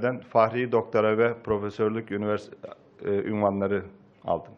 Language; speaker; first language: Turkish; native; Turkish